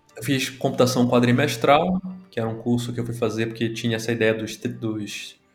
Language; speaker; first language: Portuguese; native; Portuguese